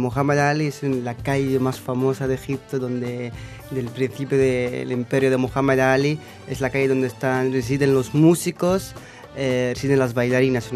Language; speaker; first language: Spanish; non-native, fluent; Arabic